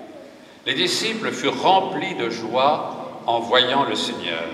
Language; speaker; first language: French; native; French